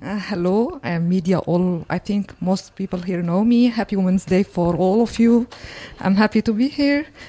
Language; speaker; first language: English; non-native, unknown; Kurdish